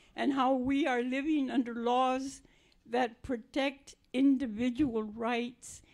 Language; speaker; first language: English; native; English